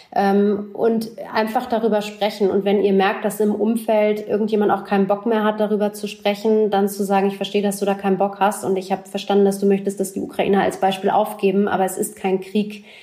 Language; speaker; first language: German; native; German